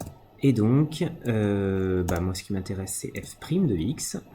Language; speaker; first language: French; native; French